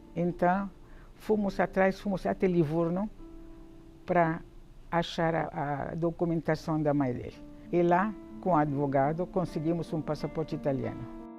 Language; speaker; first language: Portuguese; non-native, fluent; French